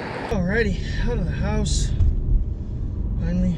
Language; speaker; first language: English; native; English